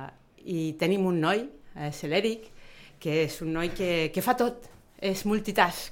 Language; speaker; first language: Catalan; non-native, fluent; Spanish